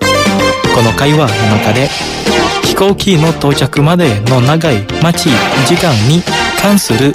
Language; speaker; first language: Japanese; non-native, fluent; Indonesian